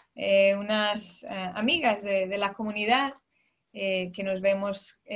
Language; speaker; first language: Spanish; early bilingual, heritage; Spanish